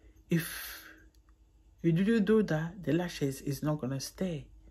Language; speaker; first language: English; non-native, learner; Lingala